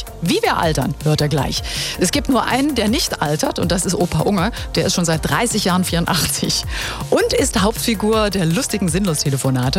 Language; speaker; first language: German; native; German